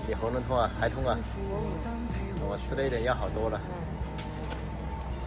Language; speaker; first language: Chinese; native; Chinese